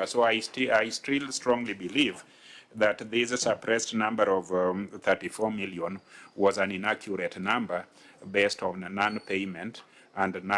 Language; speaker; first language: English; non-native, local second language; Luo (Kenya and Tanzania)